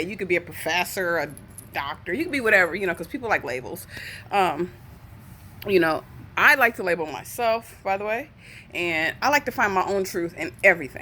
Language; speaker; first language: English; native; English